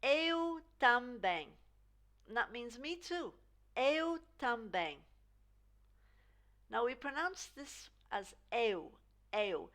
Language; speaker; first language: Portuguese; non-native, fluent; English